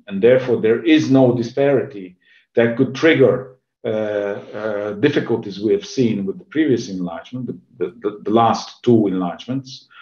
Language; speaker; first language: English; non-native, fluent; Hungarian